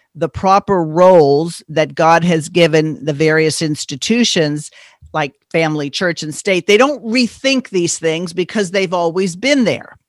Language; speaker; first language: English; native; English